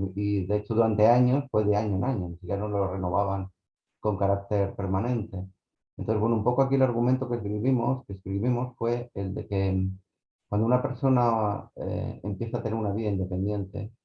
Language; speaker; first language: Spanish; native; Spanish